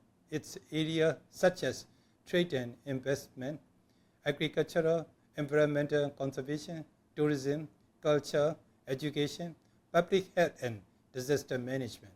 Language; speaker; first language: English; non-native, local second language; Burmese